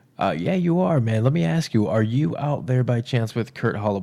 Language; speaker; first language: English; native; English